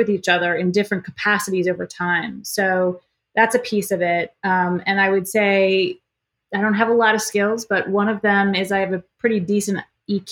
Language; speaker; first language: English; native; English